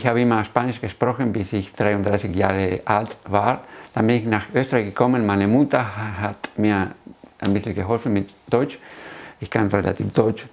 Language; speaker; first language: German; non-native, fluent; Spanish